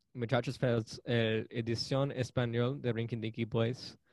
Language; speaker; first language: Spanish; early bilingual, heritage; Spanish